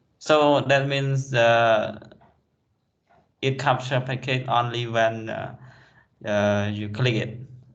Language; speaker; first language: English; non-native, fluent; Khmer